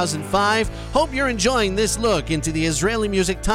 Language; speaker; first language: English; native; English